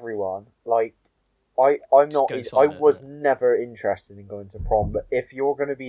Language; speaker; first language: English; native; English